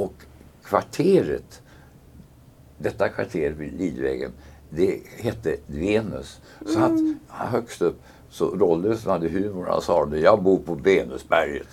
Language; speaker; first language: Swedish; native; Swedish